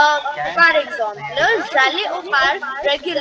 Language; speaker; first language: French; non-native, fluent; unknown